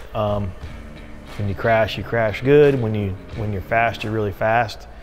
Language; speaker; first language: English; native; English